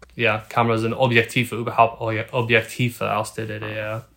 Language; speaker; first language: German; non-native, learner; English